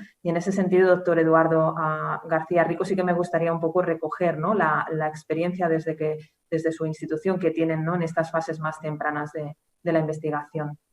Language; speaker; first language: Spanish; native; Spanish